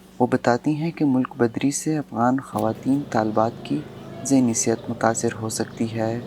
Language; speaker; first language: Urdu; native; Urdu